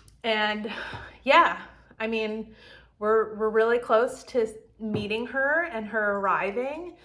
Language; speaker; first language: English; native; English